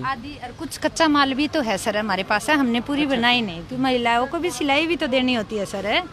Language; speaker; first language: Hindi; native; Hindi